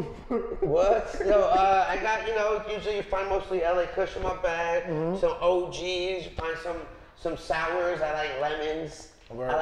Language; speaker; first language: English; native; English